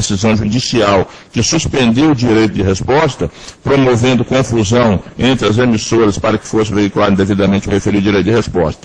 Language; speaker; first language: Portuguese; native; Portuguese